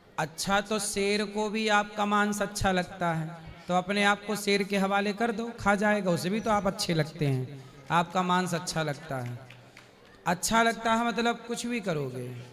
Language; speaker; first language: Hindi; native; Hindi